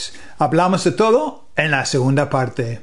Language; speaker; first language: Spanish; non-native, fluent; English